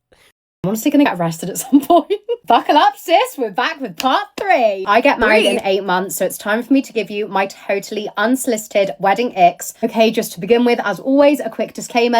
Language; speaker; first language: English; native; English